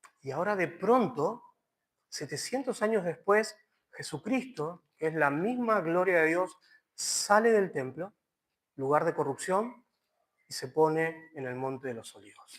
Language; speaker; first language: Spanish; native; Spanish